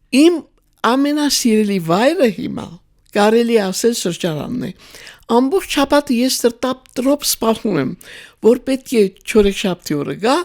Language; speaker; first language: Armenian; native; Armenian